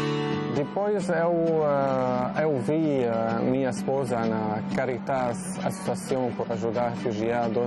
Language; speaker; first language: Portuguese; non-native, learner; Arabic